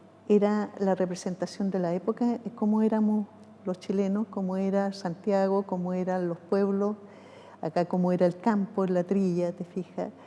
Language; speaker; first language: Spanish; native; Spanish